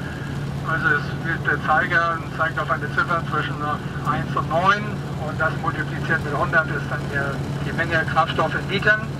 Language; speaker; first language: German; native; German